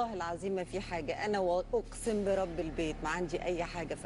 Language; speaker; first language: Arabic; native; Arabic